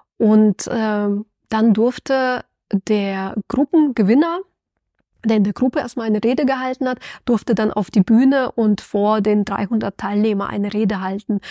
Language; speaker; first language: German; non-native, fluent; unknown